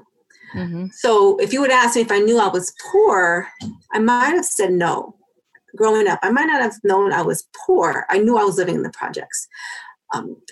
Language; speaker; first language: English; native; English